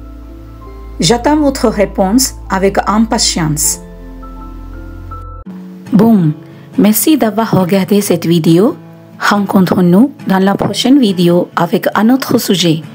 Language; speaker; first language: French; non-native, fluent; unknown